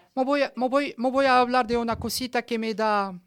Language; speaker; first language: Spanish; non-native, learner; Arabic